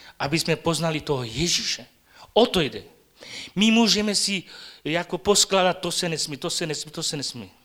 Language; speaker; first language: Czech; non-native, local second language; Romany